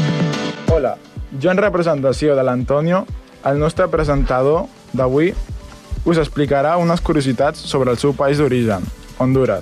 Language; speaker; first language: Catalan; non-native, learner; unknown